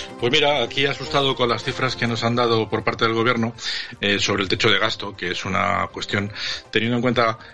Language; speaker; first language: Spanish; native; Spanish